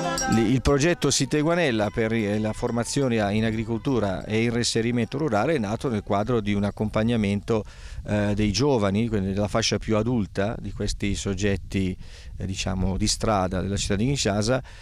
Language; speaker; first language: Italian; native; Italian